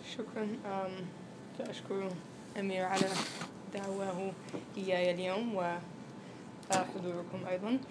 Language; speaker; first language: Arabic; non-native, fluent; English